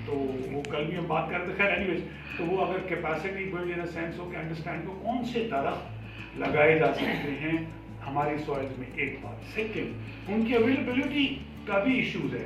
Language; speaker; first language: Urdu; non-native, local second language; Sindhi